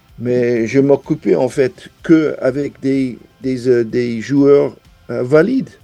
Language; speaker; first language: French; non-native, fluent; English